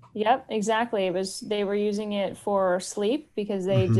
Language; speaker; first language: English; native; English